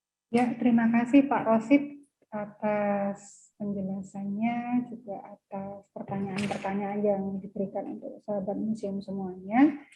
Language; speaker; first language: Indonesian; native; Indonesian